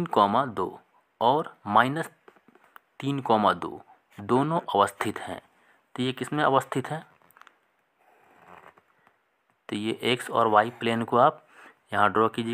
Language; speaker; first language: Hindi; native; Hindi